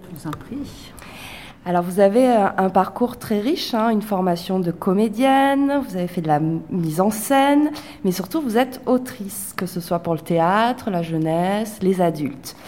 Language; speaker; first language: French; native; French